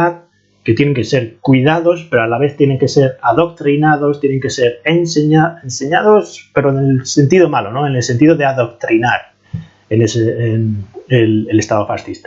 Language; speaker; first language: Spanish; native; Spanish